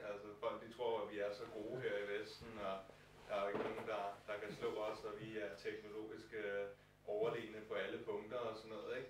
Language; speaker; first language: Danish; native; Danish